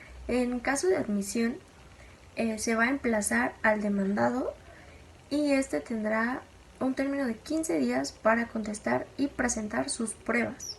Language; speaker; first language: Spanish; native; Spanish